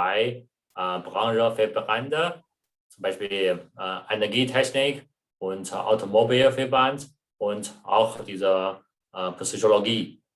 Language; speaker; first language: German; non-native, learner; Chinese